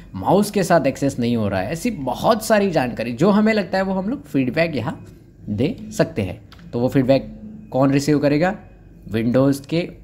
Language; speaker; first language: Hindi; non-native, local second language; Marathi